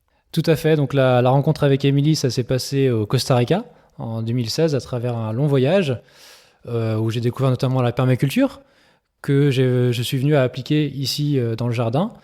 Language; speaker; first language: French; native; French